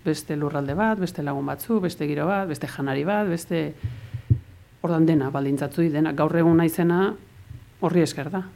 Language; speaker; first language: Basque; early bilingual, heritage; Spanish